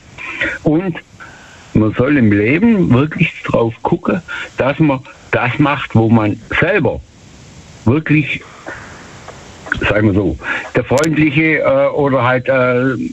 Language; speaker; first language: German; native; German